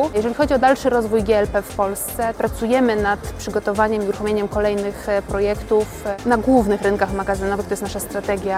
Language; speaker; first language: Polish; native; Polish